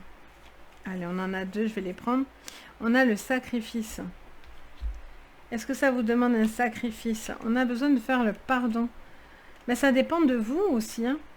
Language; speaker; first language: French; native; French